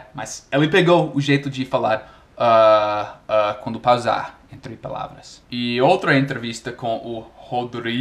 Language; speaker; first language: Portuguese; non-native, fluent; English